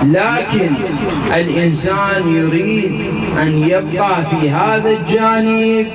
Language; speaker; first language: Arabic; native; Arabic